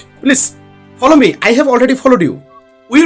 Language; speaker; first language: English; non-native, learner; Bangla